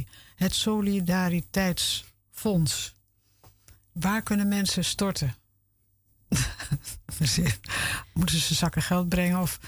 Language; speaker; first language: Dutch; native; Dutch